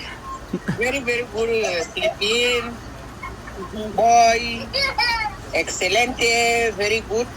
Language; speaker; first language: English; non-native, learner; Spanish